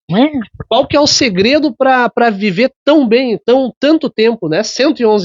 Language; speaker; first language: Portuguese; native; Portuguese